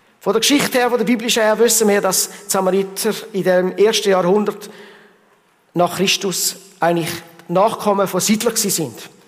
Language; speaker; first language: German; early bilingual, heritage; German